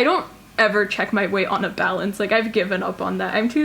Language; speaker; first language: English; native; English